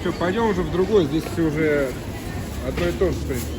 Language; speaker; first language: Russian; native; Russian